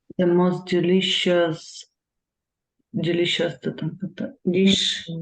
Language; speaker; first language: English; non-native, learner; Russian